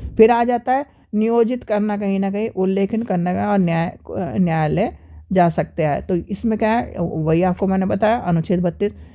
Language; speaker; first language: Hindi; native; Hindi